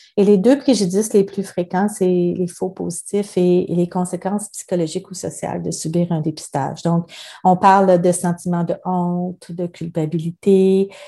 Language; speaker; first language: French; native; French